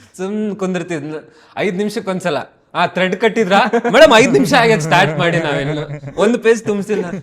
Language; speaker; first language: Kannada; native; Kannada